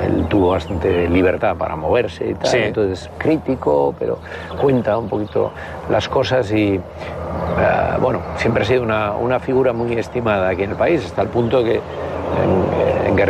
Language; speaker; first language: Spanish; native; Spanish